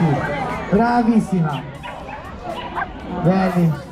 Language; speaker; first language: Italian; native; Italian